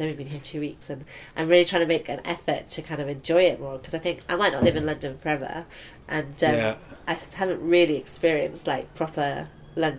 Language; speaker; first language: English; native; English